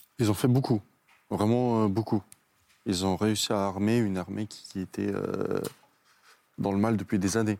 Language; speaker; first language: French; non-native, fluent; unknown